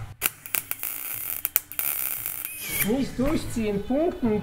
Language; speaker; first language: German; non-native, learner; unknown